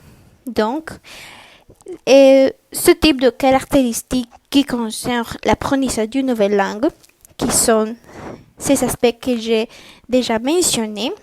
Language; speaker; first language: French; non-native, learner; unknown